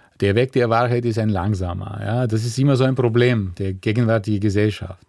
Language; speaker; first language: German; non-native, fluent; Bulgarian